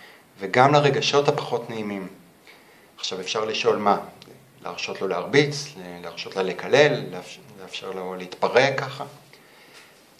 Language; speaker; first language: Hebrew; native; Hebrew